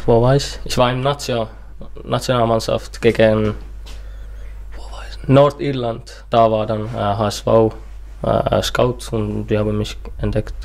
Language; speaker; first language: German; non-native, learner; Finnish